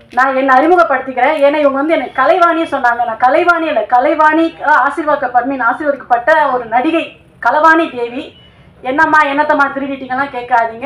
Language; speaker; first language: Tamil; non-native, local second language; Telugu